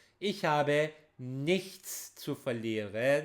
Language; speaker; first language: German; non-native, fluent; Turkish